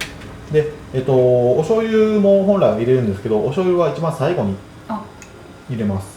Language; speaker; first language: Japanese; native; Japanese